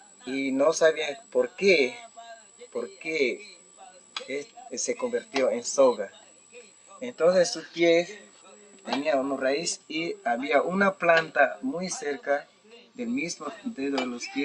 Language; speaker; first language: Spanish; non-native, local second language; Shipibo-Conibo